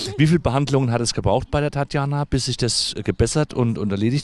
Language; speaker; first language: German; native; German